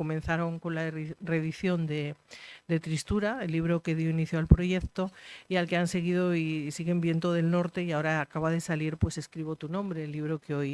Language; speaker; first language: Spanish; native; Spanish